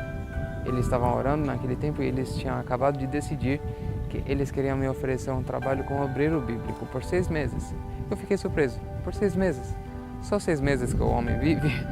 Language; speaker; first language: Portuguese; non-native, fluent; Albanian